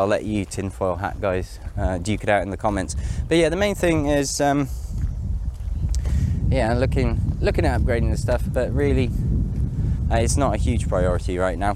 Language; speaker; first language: English; native; English